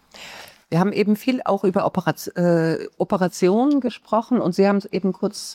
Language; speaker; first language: German; native; German